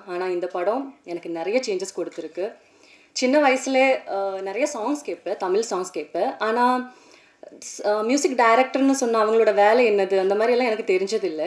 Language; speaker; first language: Tamil; non-native, fluent; Malayalam